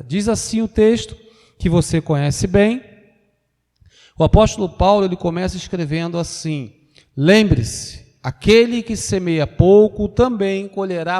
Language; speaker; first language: Portuguese; native; Portuguese